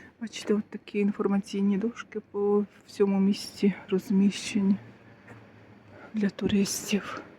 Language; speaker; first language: Ukrainian; native; Ukrainian